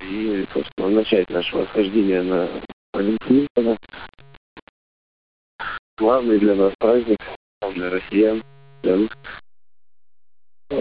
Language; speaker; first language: Russian; native; Russian